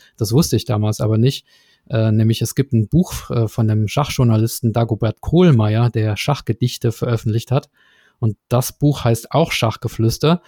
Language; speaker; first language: German; native; German